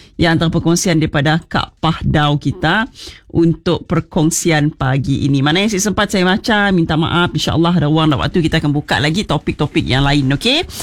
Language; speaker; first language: Malay; native; Malay